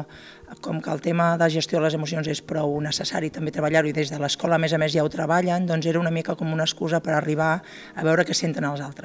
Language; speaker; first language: Catalan; native; Catalan